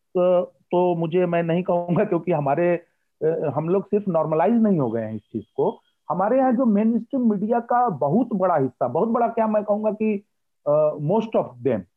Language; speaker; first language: Hindi; native; Hindi